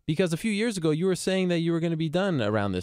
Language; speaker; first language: English; native; English